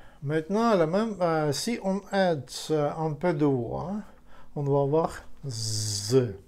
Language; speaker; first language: French; non-native, fluent; Ukrainian